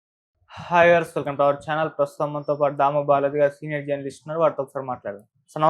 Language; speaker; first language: Telugu; native; Telugu